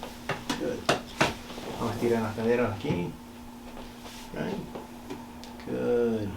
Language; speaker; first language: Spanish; early bilingual, heritage; Spanish